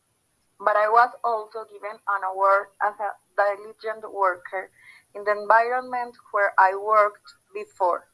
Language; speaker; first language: English; non-native, learner; Spanish